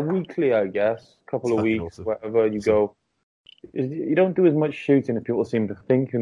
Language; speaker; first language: English; native; English